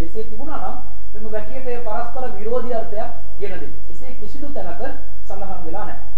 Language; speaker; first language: Sinhala; non-native, local second language; Tamil